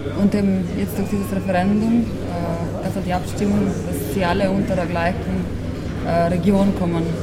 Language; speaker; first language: German; non-native, local second language; Ladin